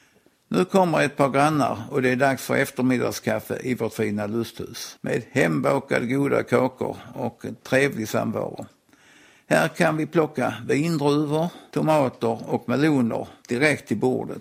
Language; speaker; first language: Swedish; native; Swedish